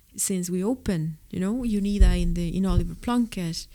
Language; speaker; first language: English; non-native, fluent; Spanish